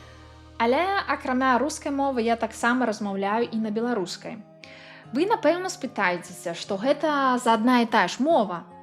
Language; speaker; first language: Belarusian; non-native, local second language; Russian